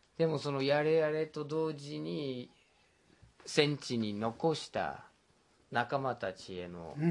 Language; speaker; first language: Japanese; non-native, fluent; English